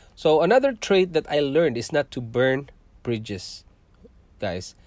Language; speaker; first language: English; non-native, local second language; Cebuano